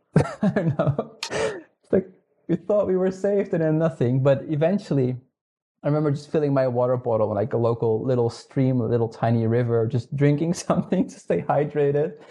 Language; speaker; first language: English; non-native, fluent; Dutch